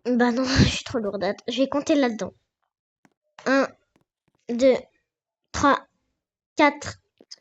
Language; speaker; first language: French; native; French